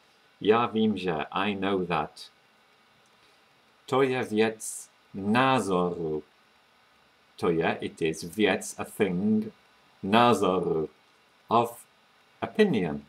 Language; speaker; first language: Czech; non-native, fluent; English